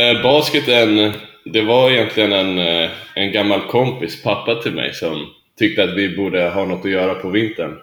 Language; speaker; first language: Swedish; native; Swedish